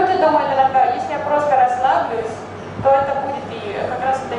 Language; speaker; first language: Russian; native; Russian